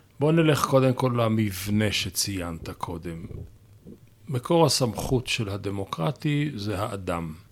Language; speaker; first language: Hebrew; native; Hebrew